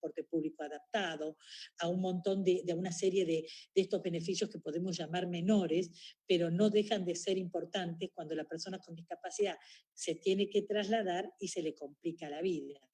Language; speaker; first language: Spanish; native; Spanish